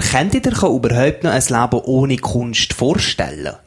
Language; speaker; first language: German; native; German